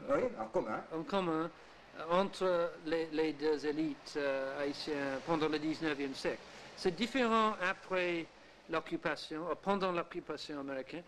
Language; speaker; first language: French; non-native, learner; English